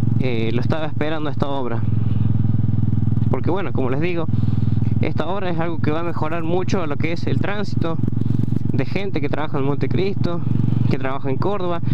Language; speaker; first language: Spanish; native; Spanish